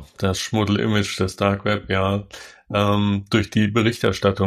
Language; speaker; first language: German; native; German